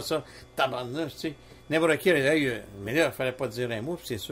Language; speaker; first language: French; native; French